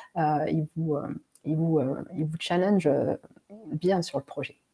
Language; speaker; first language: French; native; French